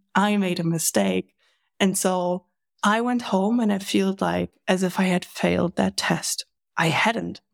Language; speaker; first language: English; non-native, fluent; German